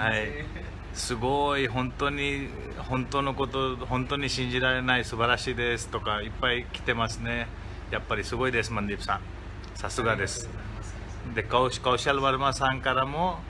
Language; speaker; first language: Japanese; non-native, fluent; Hindi